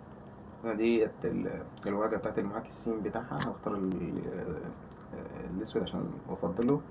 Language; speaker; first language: Arabic; native; Arabic